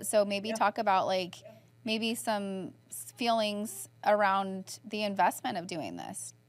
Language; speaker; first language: English; native; English